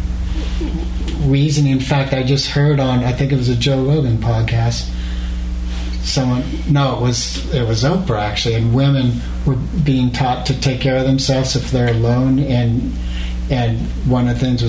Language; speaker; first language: English; native; English